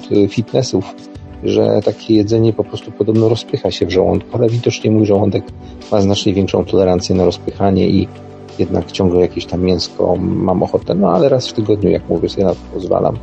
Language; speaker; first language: Polish; native; Polish